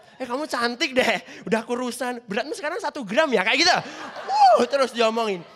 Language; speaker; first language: Indonesian; native; Indonesian